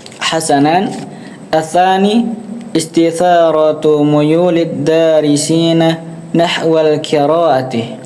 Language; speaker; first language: Arabic; non-native, learner; Indonesian